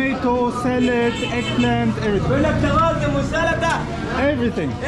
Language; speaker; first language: English; non-native, fluent; Turkish